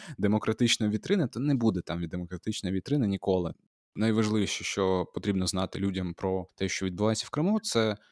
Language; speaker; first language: Ukrainian; non-native, local second language; Russian